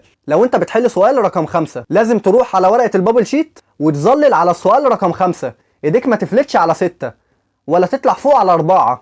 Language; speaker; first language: Arabic; native; Arabic